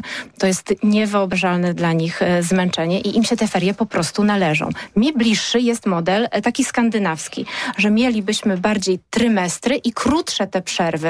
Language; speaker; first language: Polish; native; Polish